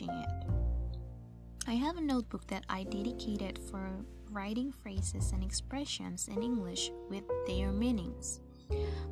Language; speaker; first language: English; non-native, fluent; Indonesian